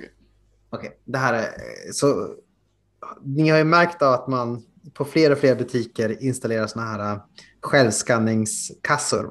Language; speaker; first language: Swedish; native; Swedish